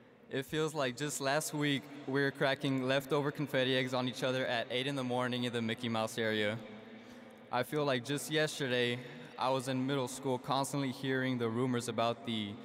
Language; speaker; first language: English; early bilingual, other home language; Spanish